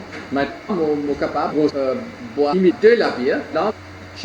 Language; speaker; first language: French; non-native, learner; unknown